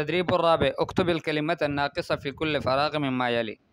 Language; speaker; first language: Arabic; non-native, fluent; Urdu